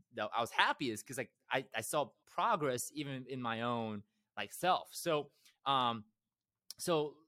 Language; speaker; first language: English; early bilingual, other home language; Korean